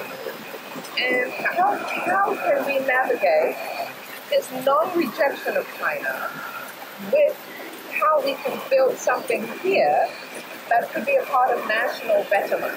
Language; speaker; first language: English; non-native, local second language; Cantonese